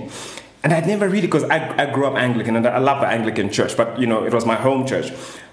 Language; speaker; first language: English; non-native, local second language; Shona